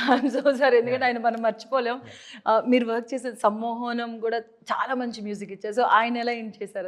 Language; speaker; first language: Telugu; native; Telugu